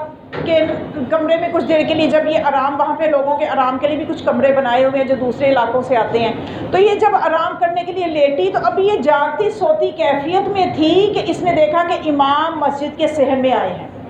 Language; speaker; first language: Urdu; native; Urdu